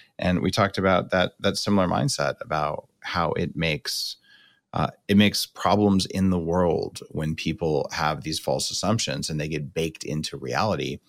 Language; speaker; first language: English; native; English